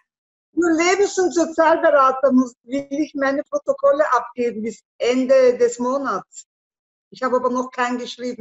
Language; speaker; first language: German; non-native, learner; Turkish